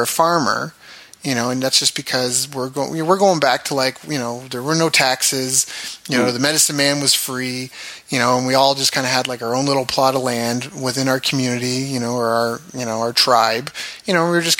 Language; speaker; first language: English; native; English